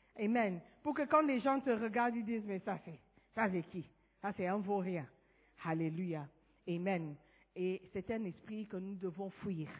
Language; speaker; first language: French; non-native, fluent; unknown